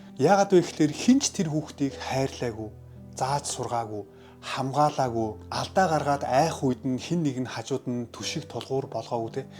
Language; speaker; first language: Mongolian; early bilingual, heritage; Mongolian